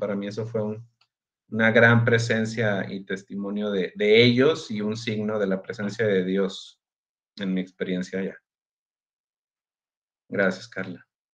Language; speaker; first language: Spanish; native; Spanish